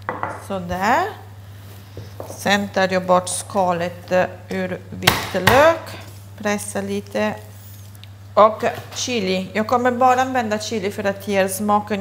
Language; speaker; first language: Swedish; non-native, fluent; Italian